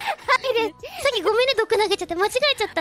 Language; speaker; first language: Japanese; native; Japanese